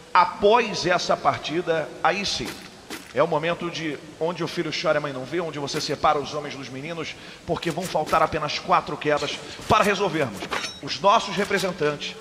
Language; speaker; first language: Portuguese; native; Portuguese